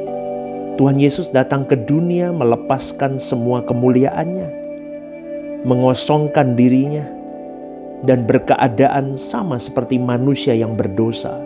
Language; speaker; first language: Indonesian; native; Indonesian